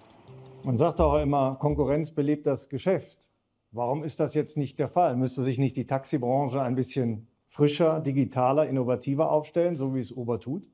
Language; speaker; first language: German; native; German